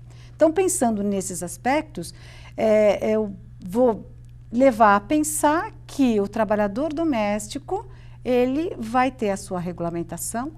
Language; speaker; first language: Portuguese; native; Portuguese